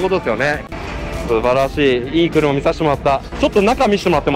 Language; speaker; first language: Japanese; native; Japanese